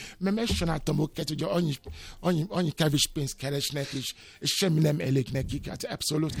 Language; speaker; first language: Hungarian; non-native, fluent; Yoruba